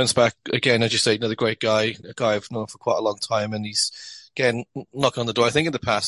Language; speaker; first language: English; native; English